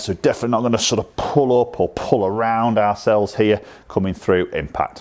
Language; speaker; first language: English; native; English